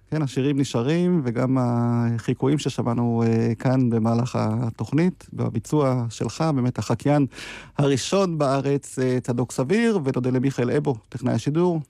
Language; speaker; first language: Hebrew; native; Hebrew